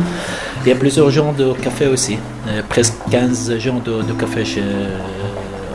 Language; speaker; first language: French; non-native, learner; Arabic